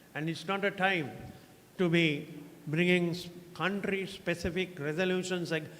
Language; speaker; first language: English; non-native, local second language; Sinhala